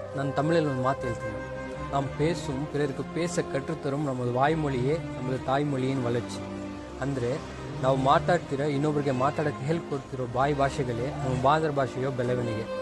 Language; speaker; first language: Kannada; non-native, local second language; Tamil